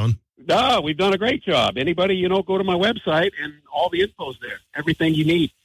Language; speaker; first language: English; native; English